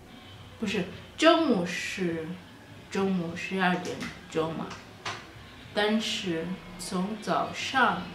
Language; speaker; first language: Chinese; non-native, fluent; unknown